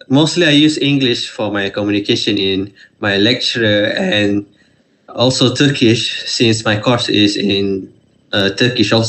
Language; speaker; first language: English; non-native, fluent; Malay